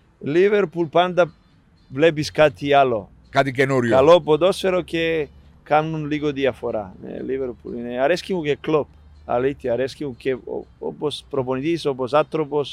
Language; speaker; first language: Greek; non-native, learner; Serbian